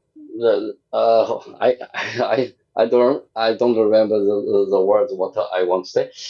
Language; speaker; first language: English; non-native, learner; Chinese